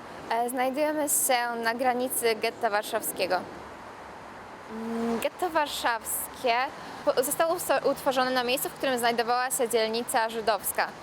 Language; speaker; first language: Polish; native; Polish